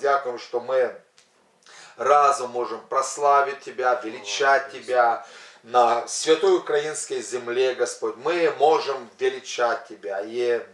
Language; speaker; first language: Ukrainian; non-native, local second language; Russian